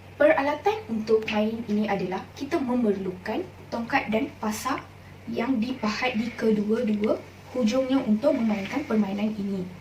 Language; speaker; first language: Malay; non-native, local second language; Malayalam